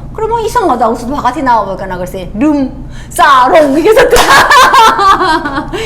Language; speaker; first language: Korean; native; Korean